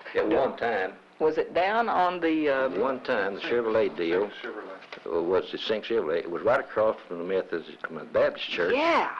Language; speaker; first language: English; native; English